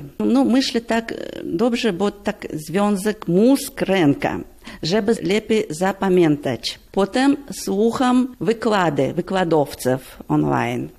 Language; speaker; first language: Polish; non-native, learner; Russian